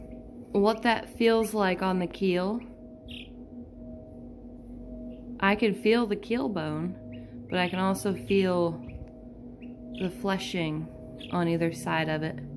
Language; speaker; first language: English; native; English